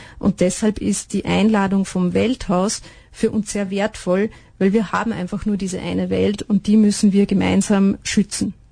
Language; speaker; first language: German; native; German